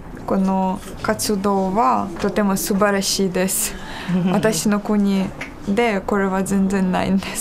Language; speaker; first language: Japanese; non-native, learner; Ukrainian